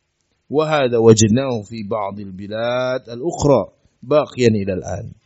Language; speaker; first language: Arabic; non-native, fluent; Indonesian